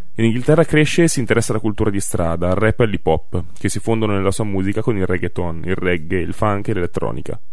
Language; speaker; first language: Italian; native; Italian